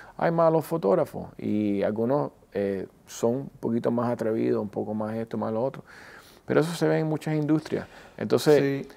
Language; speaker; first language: Spanish; early bilingual, heritage; Spanish